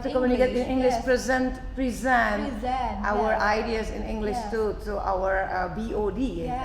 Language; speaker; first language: English; non-native, fluent; Indonesian